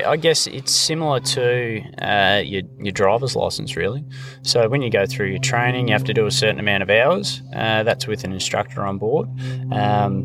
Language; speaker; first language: English; native; English